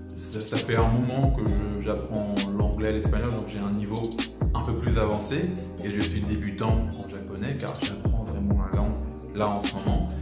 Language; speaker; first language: French; native; French